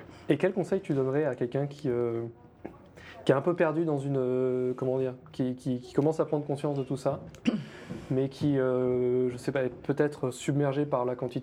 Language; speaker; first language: French; native; French